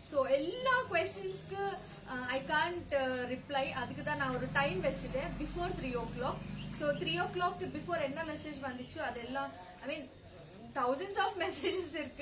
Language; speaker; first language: Tamil; non-native, learner; Telugu